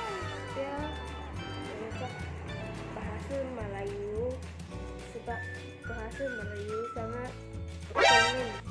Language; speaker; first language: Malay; non-native, local second language; Chinese